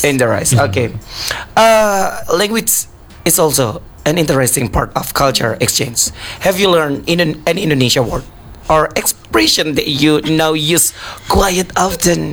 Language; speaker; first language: English; non-native, learner; Indonesian